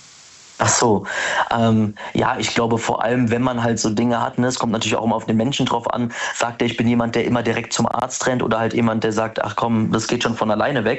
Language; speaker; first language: German; native; German